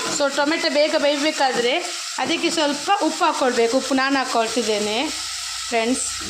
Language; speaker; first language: Kannada; non-native, local second language; Tulu